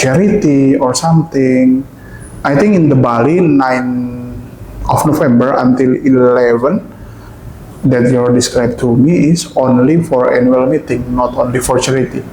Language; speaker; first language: English; non-native, local second language; Indonesian